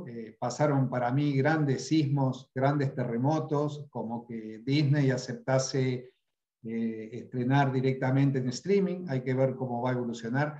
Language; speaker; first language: Spanish; native; Spanish